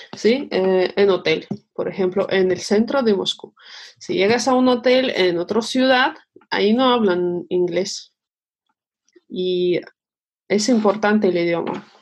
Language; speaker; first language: Spanish; non-native, fluent; Russian